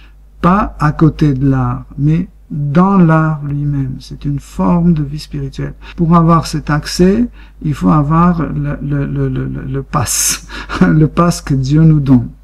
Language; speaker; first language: French; non-native, fluent; Armenian